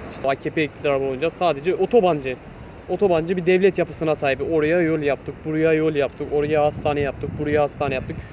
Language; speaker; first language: Turkish; non-native, local second language; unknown